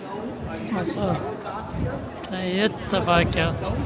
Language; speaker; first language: Swedish; non-native, local second language; Tigrinya